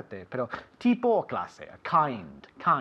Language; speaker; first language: Spanish; non-native, fluent; English